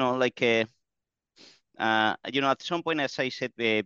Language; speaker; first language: English; non-native, fluent; Spanish